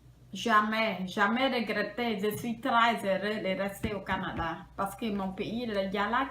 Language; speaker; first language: French; non-native, learner; Khmer